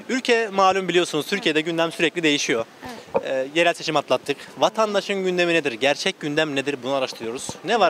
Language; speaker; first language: Turkish; native; Turkish